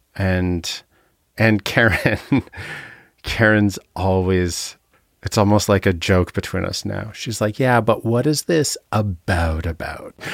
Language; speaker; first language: English; native; English